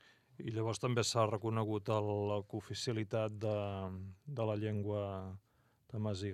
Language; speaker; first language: Catalan; native; Catalan